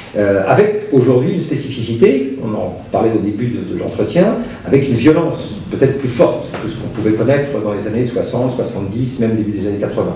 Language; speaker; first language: French; native; French